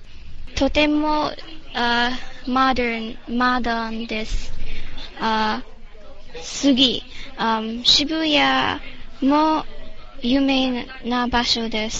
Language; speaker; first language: Japanese; non-native, learner; English